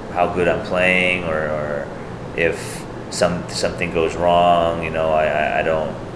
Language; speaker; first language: English; native; English